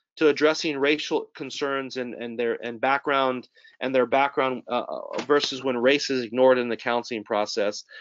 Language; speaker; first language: English; native; English